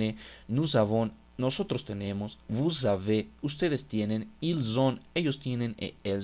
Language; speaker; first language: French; non-native, fluent; Spanish